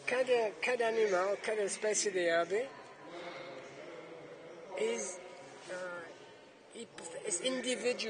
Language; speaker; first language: Spanish; non-native, learner; English